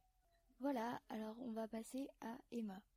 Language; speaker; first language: French; native; French